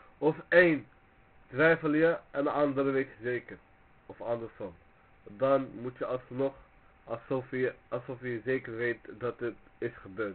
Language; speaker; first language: Dutch; early bilingual, other home language; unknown